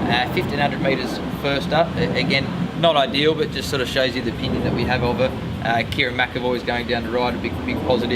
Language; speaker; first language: English; native; English